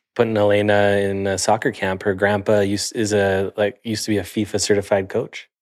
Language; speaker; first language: English; native; English